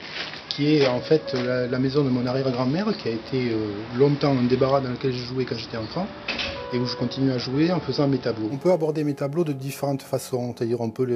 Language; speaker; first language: French; native; French